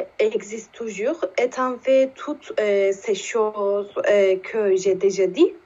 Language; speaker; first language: French; non-native, learner; Turkish